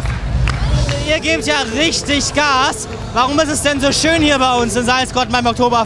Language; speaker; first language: German; native; German